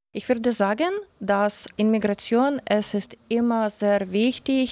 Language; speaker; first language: German; non-native, learner; Ukrainian